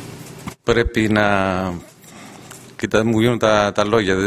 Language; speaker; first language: Greek; non-native, fluent; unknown